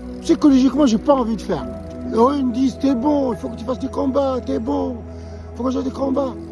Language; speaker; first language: French; non-native, local second language; Arabic